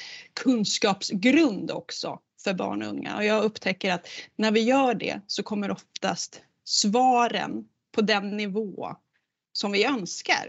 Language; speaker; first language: Swedish; native; Swedish